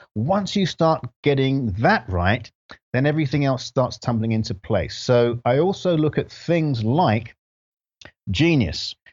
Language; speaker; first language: English; native; English